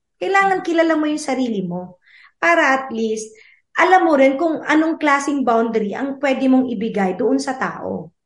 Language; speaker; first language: Filipino; native; Filipino